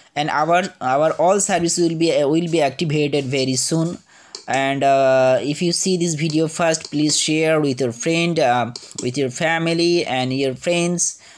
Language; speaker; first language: English; non-native, local second language; Bangla